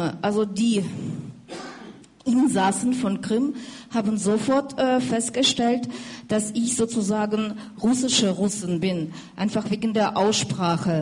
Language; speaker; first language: German; non-native, fluent; Russian